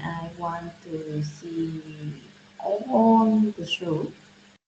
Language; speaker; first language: English; non-native, learner; Vietnamese